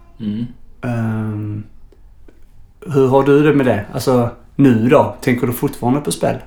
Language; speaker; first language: Swedish; native; Swedish